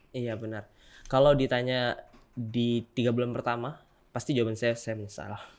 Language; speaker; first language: Indonesian; native; Indonesian